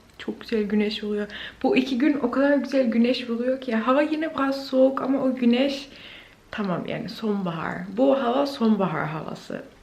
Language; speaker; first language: Turkish; early bilingual, heritage; Turkish